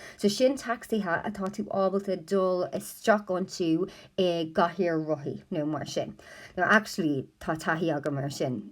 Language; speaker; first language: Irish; non-native, local second language; English